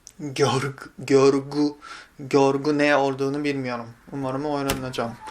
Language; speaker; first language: Turkish; non-native, fluent; Japanese